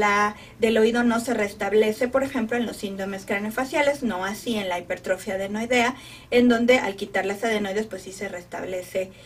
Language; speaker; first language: Spanish; native; Spanish